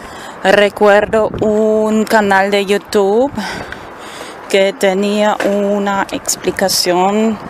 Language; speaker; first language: Spanish; non-native, fluent; German